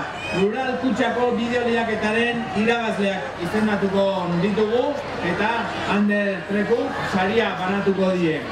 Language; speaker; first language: Basque; native; Basque